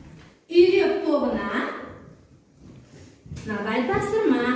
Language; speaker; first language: Kazakh; native; Kazakh